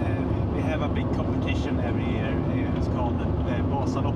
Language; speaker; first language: English; non-native, fluent; Swedish